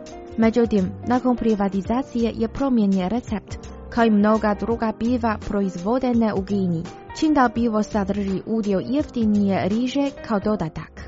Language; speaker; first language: Croatian; non-native, fluent; Chinese